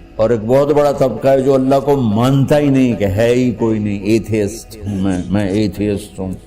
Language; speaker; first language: Urdu; non-native, local second language; Punjabi